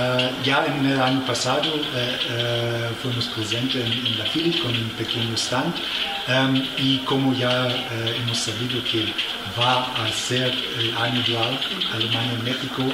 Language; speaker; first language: Spanish; non-native, fluent; German